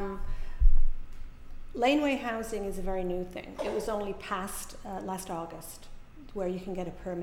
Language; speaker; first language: English; native; English